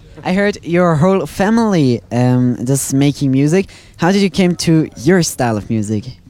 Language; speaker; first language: English; non-native, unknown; Swiss German